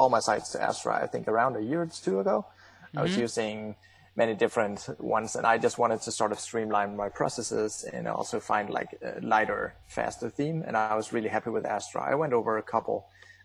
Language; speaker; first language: English; non-native, fluent; Danish